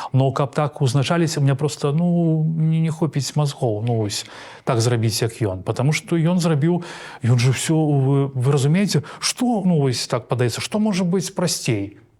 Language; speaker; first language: Belarusian; non-native, local second language; Russian